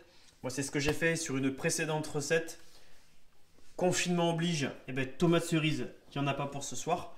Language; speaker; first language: French; native; French